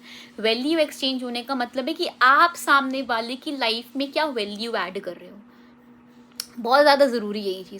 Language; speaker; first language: Hindi; native; Hindi